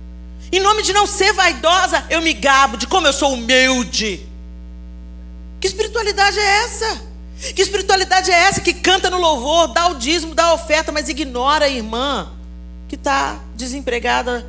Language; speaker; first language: Portuguese; native; Portuguese